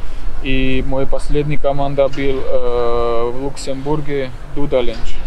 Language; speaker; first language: Russian; non-native, learner; Georgian